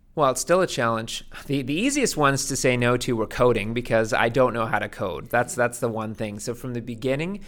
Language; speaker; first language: English; native; English